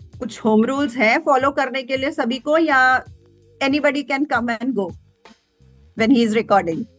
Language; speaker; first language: Hindi; native; Hindi